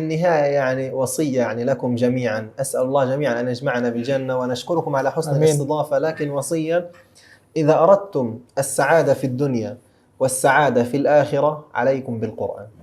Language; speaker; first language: Arabic; native; Arabic